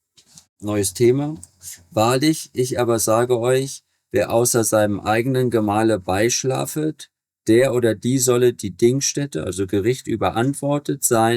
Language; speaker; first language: German; native; German